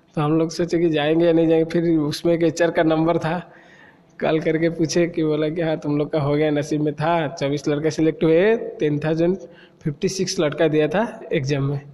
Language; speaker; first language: Hindi; non-native, local second language; Odia